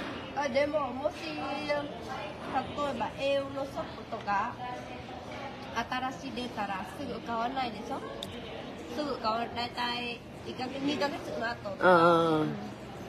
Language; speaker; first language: Japanese; non-native, learner; Vietnamese